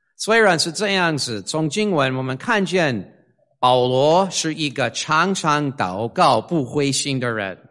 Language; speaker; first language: Chinese; non-native, fluent; English